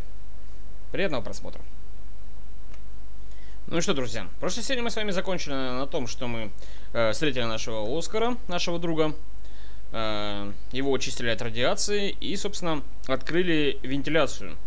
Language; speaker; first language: Russian; native; Russian